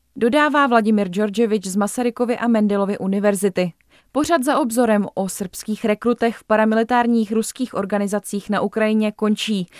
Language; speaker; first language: Czech; native; Czech